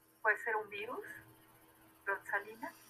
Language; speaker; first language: Italian; non-native, fluent; Spanish